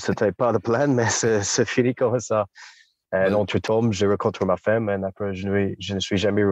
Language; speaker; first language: French; non-native, fluent; English